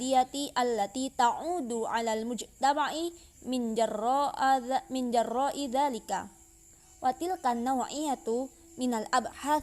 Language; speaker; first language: Arabic; non-native, learner; Indonesian